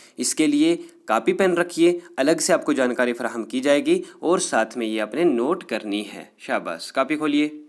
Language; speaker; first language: Urdu; non-native, local second language; Kashmiri